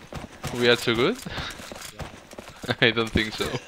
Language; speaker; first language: English; non-native, learner; Spanish